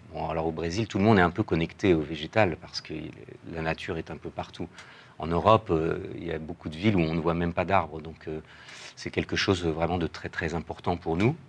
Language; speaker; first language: French; native; French